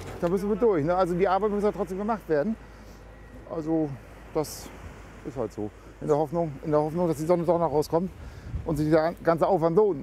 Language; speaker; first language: German; native; German